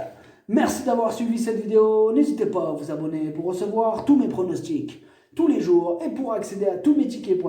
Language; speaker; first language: French; native; French